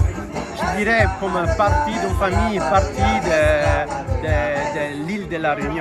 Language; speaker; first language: French; non-native, fluent; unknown